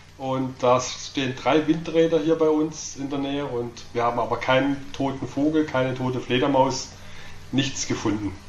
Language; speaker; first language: German; native; German